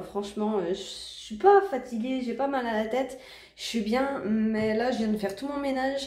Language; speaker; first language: French; native; French